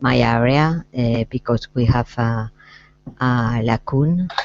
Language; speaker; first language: English; non-native, learner; Spanish